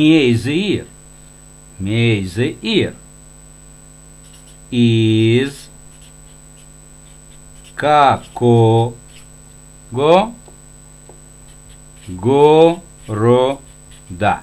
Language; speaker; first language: Hebrew; non-native, fluent; Russian